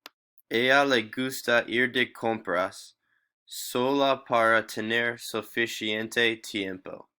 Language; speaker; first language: Spanish; non-native, learner; English